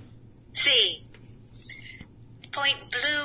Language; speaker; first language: Spanish; non-native, learner; English